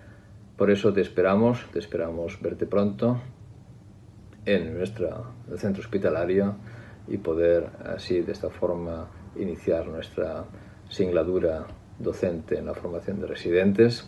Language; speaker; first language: Spanish; native; Spanish